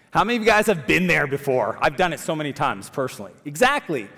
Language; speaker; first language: English; native; English